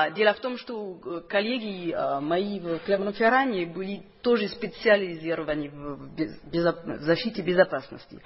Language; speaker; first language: Russian; non-native, fluent; French